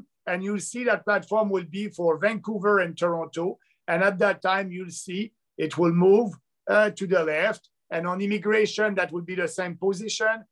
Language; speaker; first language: English; non-native, local second language; French